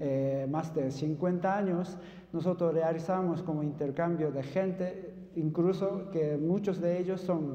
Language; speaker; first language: Spanish; non-native, fluent; Japanese